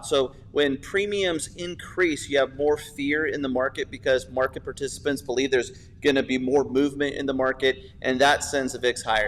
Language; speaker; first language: English; native; English